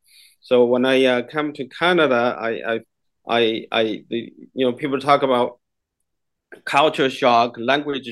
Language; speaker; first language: English; non-native, fluent; Chinese